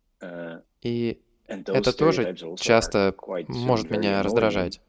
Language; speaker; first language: Russian; non-native, fluent; English